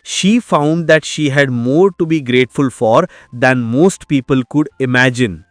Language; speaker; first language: English; non-native, local second language; Marathi